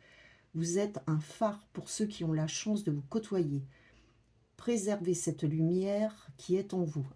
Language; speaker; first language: French; native; French